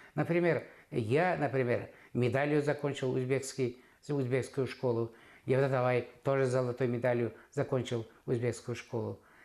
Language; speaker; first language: Russian; non-native, local second language; Bashkir